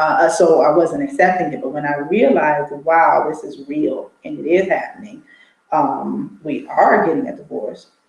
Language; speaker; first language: English; native; English